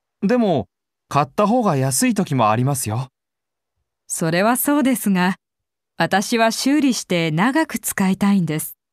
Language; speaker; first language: Japanese; non-native, learner; Filipino